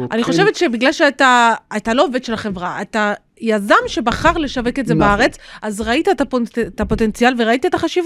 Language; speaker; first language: Hebrew; native; Hebrew